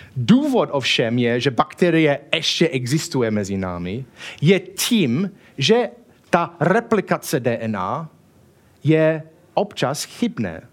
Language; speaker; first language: Czech; non-native, fluent; English